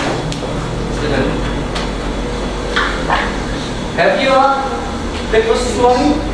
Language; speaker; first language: English; non-native, learner; Indonesian